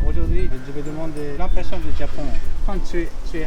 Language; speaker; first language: French; non-native, learner; Japanese